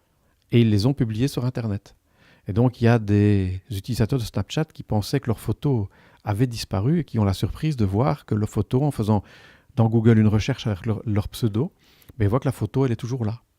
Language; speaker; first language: French; native; French